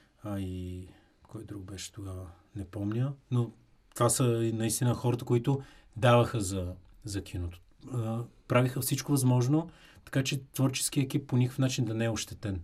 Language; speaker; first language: Bulgarian; native; Bulgarian